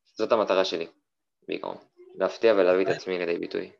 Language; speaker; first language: Hebrew; native; Hebrew